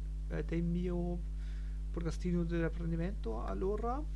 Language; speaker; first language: Italian; non-native, learner; German